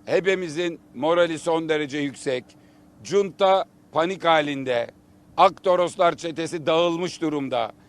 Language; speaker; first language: Turkish; native; Turkish